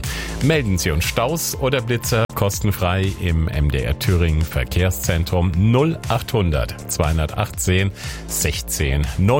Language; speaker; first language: German; native; German